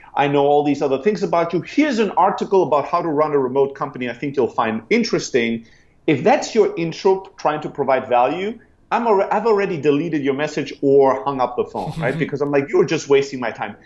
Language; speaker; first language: English; non-native, fluent; German